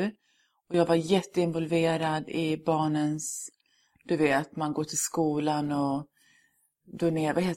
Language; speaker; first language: Swedish; early bilingual, other home language; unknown